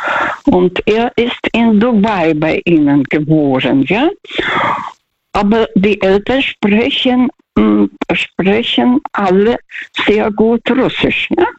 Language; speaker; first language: German; non-native, fluent; Russian